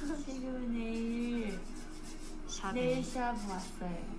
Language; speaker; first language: Korean; non-native, fluent; Chinese